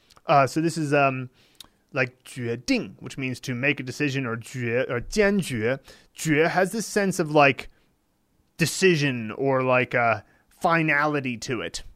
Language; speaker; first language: English; native; English